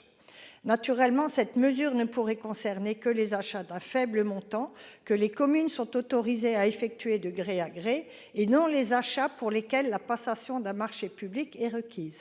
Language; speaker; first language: French; native; French